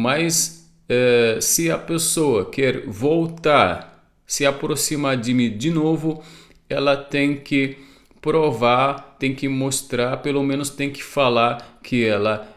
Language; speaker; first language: Portuguese; non-native, fluent; Arabic